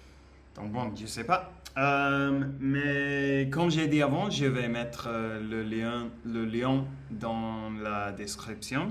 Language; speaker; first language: French; non-native, learner; Spanish